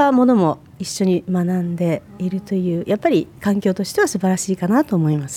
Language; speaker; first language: Japanese; native; Japanese